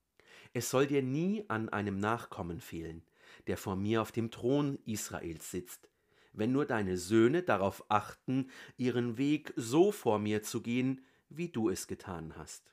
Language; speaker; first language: German; native; German